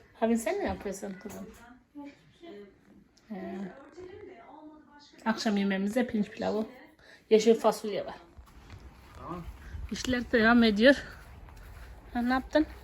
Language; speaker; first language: Turkish; native; Turkish